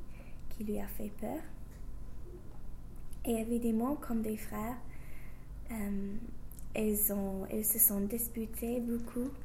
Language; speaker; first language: French; non-native, learner; English